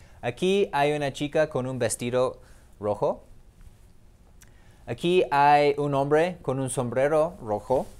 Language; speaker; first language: Spanish; non-native, fluent; English